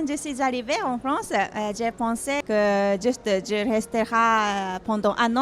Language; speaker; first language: French; non-native, learner; Japanese